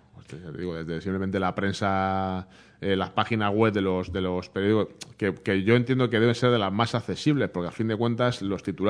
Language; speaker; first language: Spanish; native; Spanish